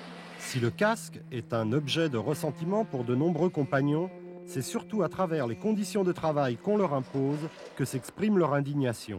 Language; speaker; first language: French; native; French